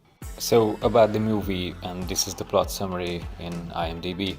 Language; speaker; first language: English; non-native, fluent; Hungarian